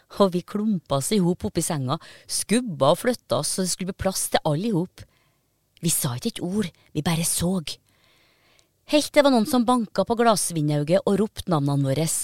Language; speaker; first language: Norwegian; native; Norwegian